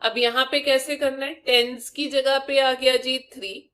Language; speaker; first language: Hindi; non-native, local second language; Punjabi